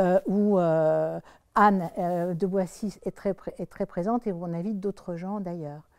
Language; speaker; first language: French; native; French